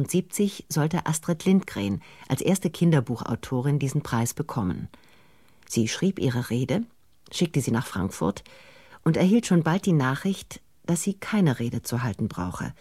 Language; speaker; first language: German; native; German